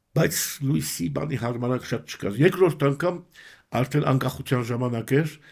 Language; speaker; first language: Armenian; early bilingual, heritage; Armenian